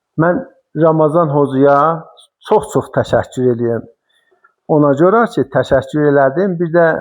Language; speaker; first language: Azerbaijani; native; Azerbaijani